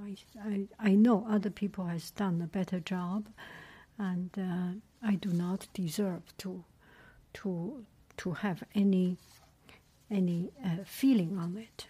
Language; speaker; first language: English; non-native, fluent; Chinese